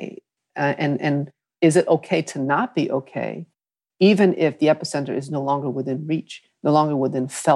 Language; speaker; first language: English; early bilingual, other home language; Vietnamese